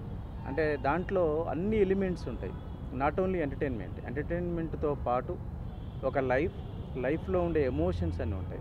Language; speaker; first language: Telugu; native; Telugu